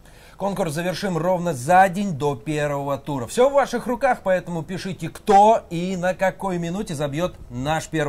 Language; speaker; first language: Russian; native; Russian